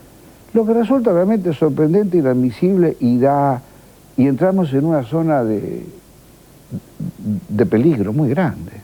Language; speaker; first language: Spanish; native; Spanish